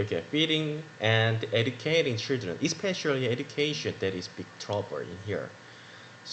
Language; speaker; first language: English; non-native, learner; Korean